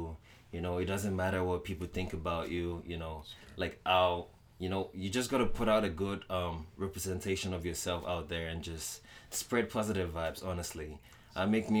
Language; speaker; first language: English; non-native, local second language; Yoruba